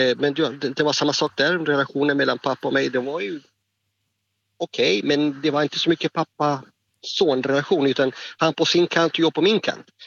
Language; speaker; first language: Swedish; non-native, fluent; Spanish